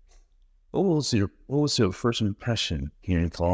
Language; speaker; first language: English; non-native, fluent; Spanish